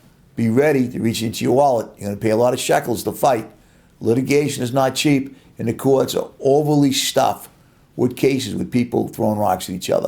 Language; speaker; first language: English; native; English